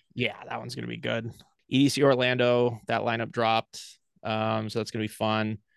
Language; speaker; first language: English; native; English